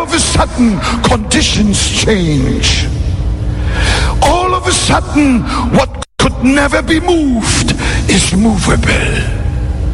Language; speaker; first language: English; non-native, fluent; German